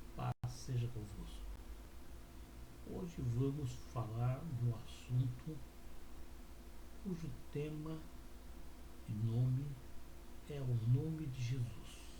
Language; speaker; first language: Portuguese; native; Portuguese